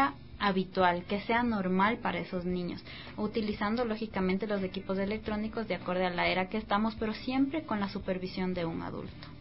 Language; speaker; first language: Spanish; native; Spanish